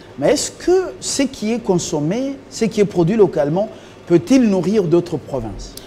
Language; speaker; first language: French; non-native, local second language; Lingala